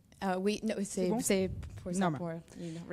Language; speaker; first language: French; non-native, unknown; English